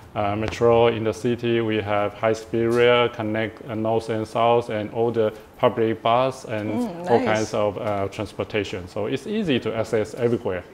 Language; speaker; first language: English; non-native, fluent; Chinese